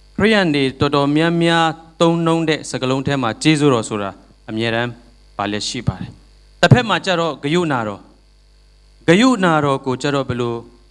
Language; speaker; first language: Burmese; non-native, local second language; Tedim Chin